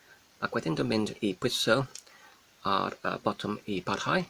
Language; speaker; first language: Welsh; non-native, learner; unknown